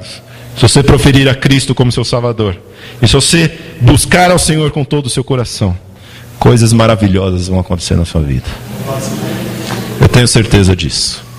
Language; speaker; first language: Portuguese; native; Portuguese